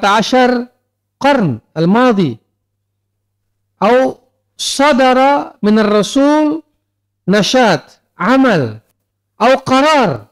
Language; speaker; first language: Arabic; non-native, fluent; Indonesian